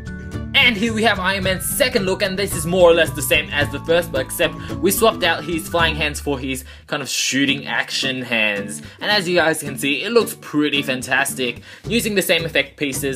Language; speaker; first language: English; native; English